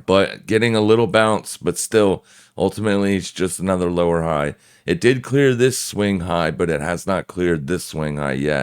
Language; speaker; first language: English; native; English